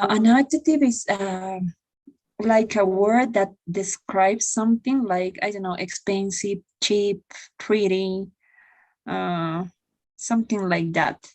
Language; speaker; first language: English; non-native, learner; Spanish